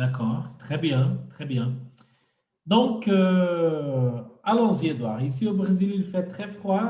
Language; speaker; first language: French; non-native, fluent; Portuguese